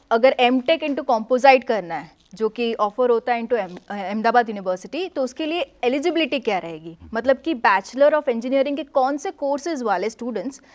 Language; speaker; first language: Hindi; non-native, local second language; Gujarati